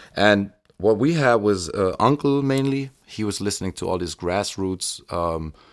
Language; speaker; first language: English; non-native, fluent; German